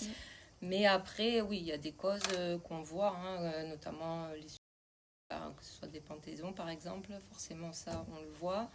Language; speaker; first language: French; native; French